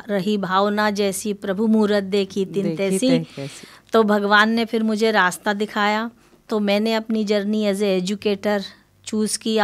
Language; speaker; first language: Hindi; native; Hindi